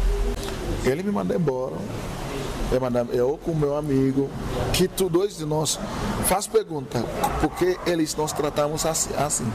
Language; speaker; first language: Portuguese; non-native, learner; Igbo